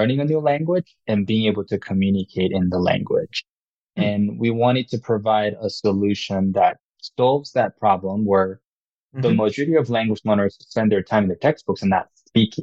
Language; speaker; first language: English; non-native, fluent; Korean